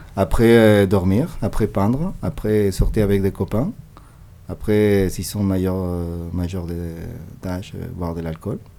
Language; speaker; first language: French; non-native, fluent; Spanish